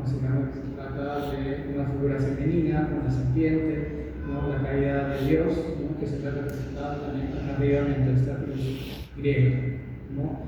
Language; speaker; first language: Spanish; native; Spanish